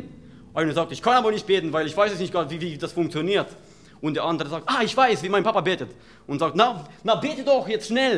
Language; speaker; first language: German; non-native, fluent; Romanian